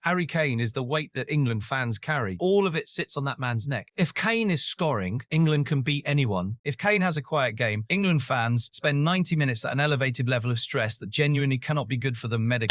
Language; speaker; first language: English; native; English